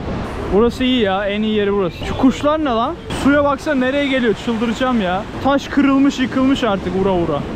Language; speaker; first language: Turkish; native; Turkish